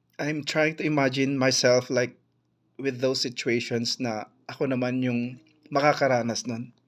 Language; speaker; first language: English; non-native, local second language; Filipino